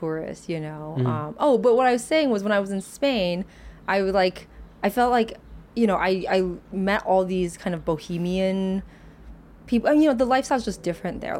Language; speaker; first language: English; native; English